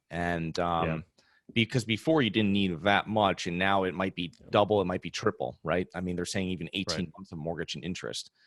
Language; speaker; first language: English; native; English